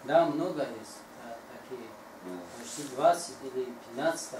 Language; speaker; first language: Russian; non-native, learner; Tajik